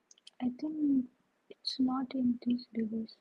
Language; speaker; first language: English; non-native, local second language; Gujarati